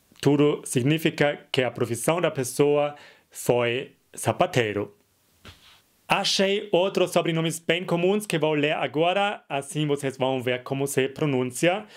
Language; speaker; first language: Portuguese; non-native, fluent; German